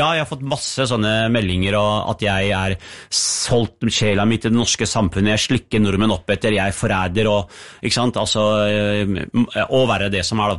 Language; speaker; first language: Norwegian; early bilingual, other home language; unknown